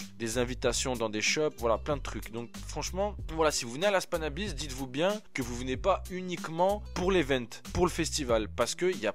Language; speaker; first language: French; native; French